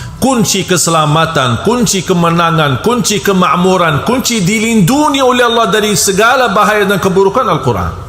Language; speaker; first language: Malay; non-native, fluent; Arabic